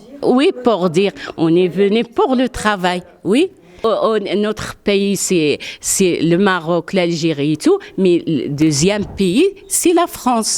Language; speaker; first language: French; non-native, learner; Arabic